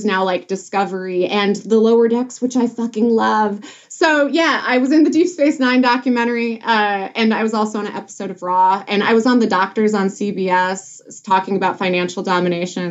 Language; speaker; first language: English; native; English